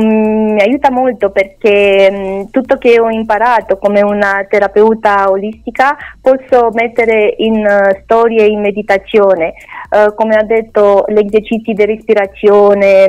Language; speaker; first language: Italian; non-native, learner; Romanian